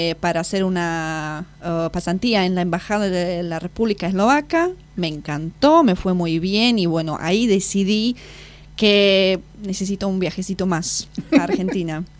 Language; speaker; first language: Spanish; non-native, fluent; Slovak